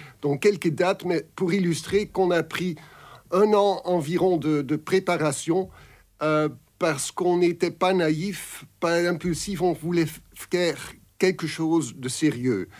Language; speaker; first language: French; non-native, local second language; Dutch